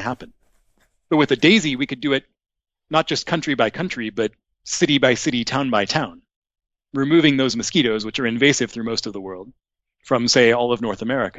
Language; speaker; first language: English; native; English